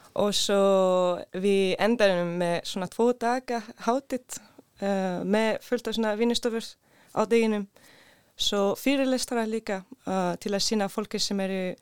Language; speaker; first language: Icelandic; non-native, learner; Swedish